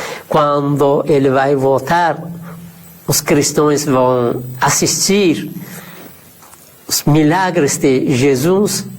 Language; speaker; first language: Portuguese; non-native, fluent; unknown